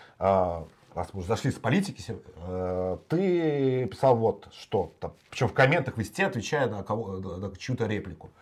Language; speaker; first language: Russian; native; Russian